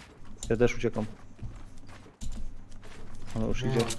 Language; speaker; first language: Polish; native; Polish